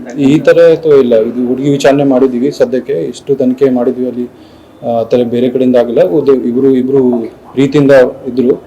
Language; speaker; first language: Kannada; non-native, local second language; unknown